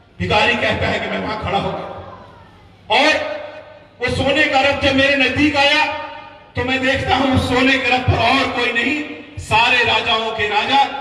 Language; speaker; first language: Hindi; native; Hindi